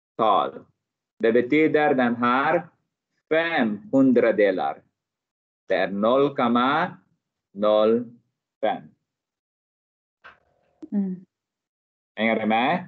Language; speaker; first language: Swedish; non-native, fluent; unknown